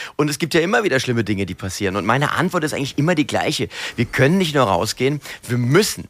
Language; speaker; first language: German; native; German